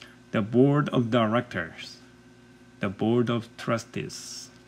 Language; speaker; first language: English; non-native, fluent; Korean